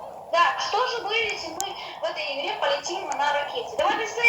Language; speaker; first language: Russian; native; Russian